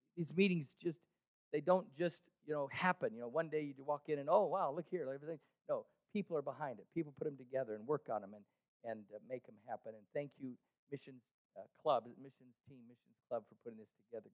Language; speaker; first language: English; native; English